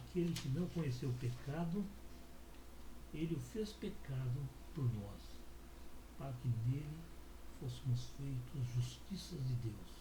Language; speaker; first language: Portuguese; native; Portuguese